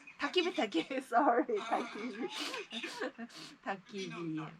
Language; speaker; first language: Japanese; non-native, fluent; Korean